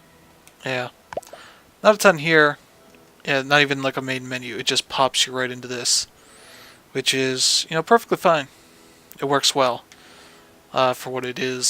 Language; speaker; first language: English; native; English